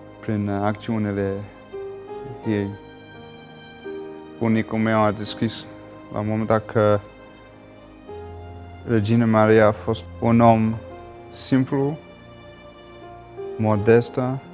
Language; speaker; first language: Romanian; non-native, fluent; English